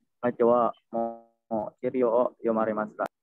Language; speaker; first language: Japanese; non-native, learner; Indonesian